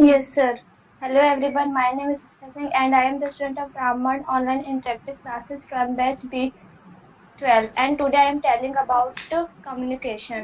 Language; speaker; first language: English; non-native, learner; Hindi